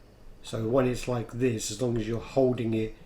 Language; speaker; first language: English; native; English